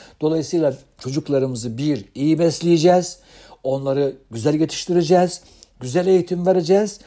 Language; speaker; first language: Turkish; native; Turkish